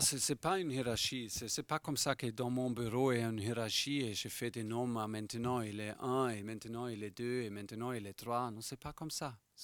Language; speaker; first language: French; non-native, fluent; German